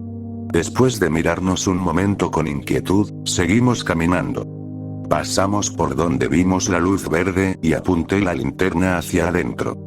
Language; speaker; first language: Spanish; native; Spanish